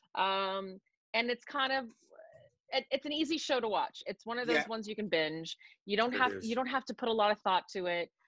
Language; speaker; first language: English; native; English